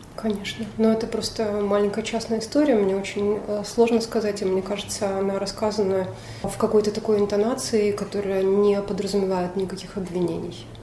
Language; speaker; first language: Russian; native; Russian